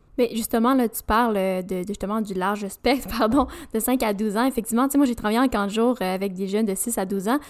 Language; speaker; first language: French; native; French